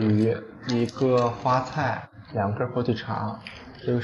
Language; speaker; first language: Chinese; native; Chinese